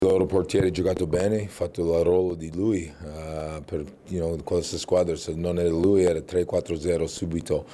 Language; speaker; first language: Italian; non-native, fluent; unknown